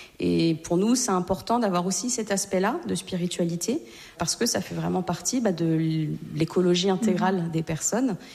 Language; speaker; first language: French; native; French